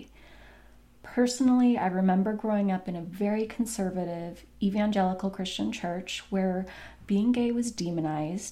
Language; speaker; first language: English; native; English